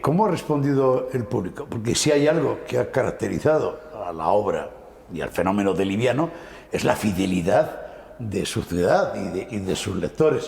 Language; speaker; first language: Spanish; native; Spanish